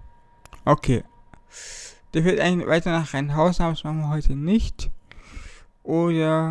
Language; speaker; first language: German; native; German